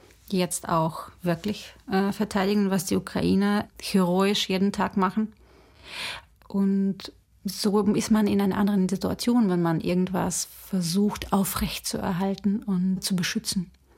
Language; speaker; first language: German; non-native, fluent; Russian